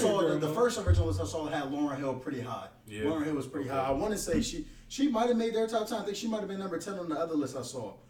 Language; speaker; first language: English; native; English